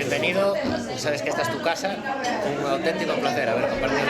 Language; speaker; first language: Spanish; native; Spanish